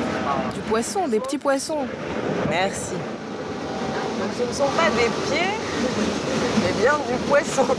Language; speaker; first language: French; native; French